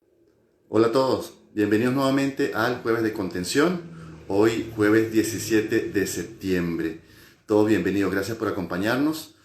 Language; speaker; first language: Spanish; native; Spanish